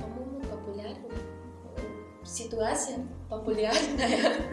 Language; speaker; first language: Russian; non-native, learner; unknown